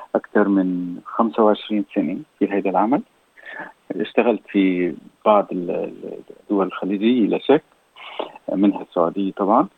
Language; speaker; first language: Arabic; native; Arabic